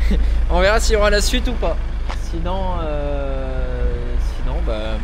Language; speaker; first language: French; native; French